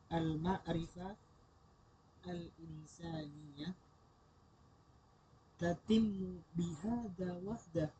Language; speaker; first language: Arabic; non-native, learner; Indonesian